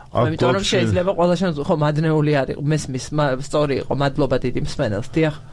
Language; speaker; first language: Georgian; native; Georgian